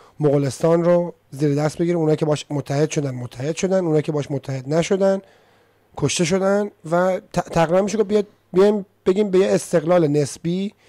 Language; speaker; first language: Persian; native; Persian